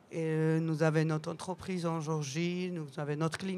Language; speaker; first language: French; non-native, learner; Georgian